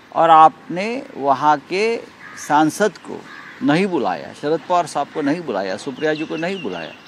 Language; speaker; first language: Hindi; non-native, local second language; Marathi